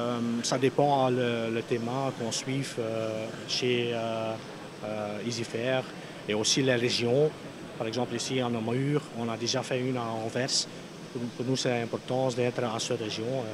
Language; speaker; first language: French; non-native, local second language; Dutch